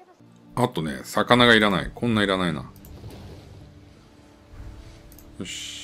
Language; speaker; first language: Japanese; native; Japanese